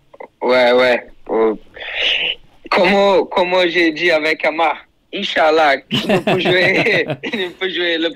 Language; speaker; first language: French; non-native, learner; Portuguese